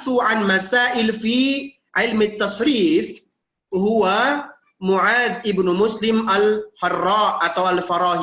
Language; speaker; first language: Arabic; non-native, fluent; Indonesian